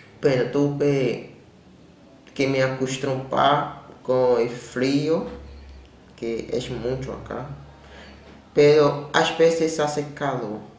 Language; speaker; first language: Spanish; non-native, learner; Portuguese